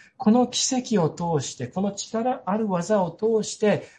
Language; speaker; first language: Japanese; native; Japanese